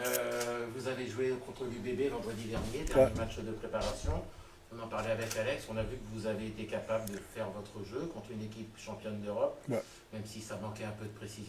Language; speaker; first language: French; native; French